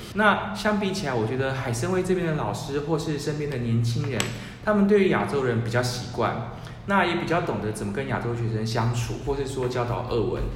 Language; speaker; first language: Chinese; native; Chinese